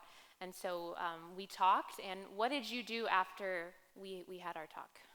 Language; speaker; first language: English; native; English